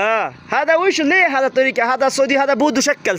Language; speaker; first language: Arabic; non-native, learner; Bangla